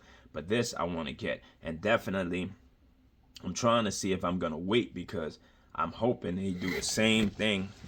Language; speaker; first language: English; native; English